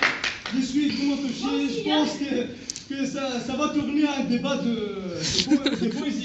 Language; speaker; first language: French; non-native, local second language; Arabic